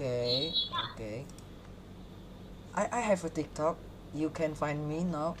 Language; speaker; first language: English; non-native, learner; Hakka Chinese